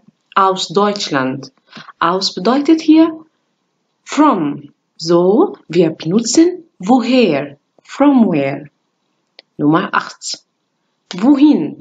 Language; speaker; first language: German; non-native, fluent; Arabic